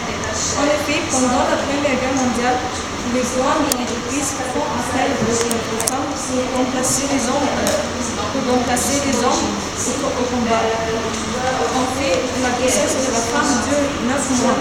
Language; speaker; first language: French; non-native, learner; Arabic